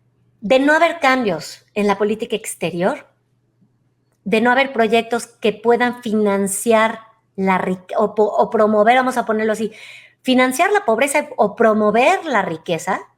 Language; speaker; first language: Spanish; native; Spanish